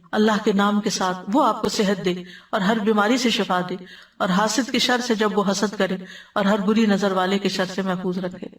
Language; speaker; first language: Urdu; native; Urdu